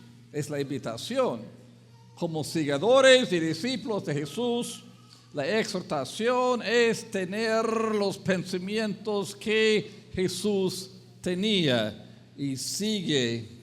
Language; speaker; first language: Spanish; non-native, fluent; English